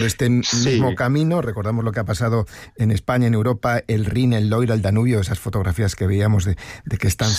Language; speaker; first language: Spanish; native; Spanish